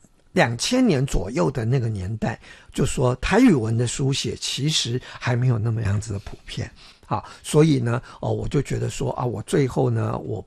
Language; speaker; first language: Chinese; non-native, local second language; Min Nan Chinese